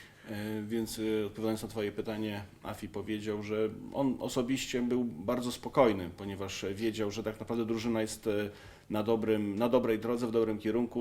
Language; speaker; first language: Polish; native; Polish